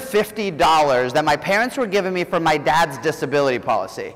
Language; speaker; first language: English; native; English